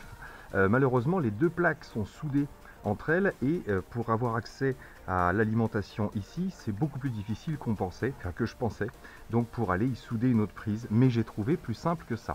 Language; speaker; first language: French; native; French